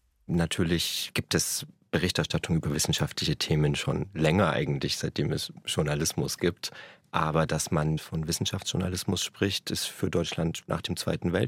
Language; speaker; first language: German; native; German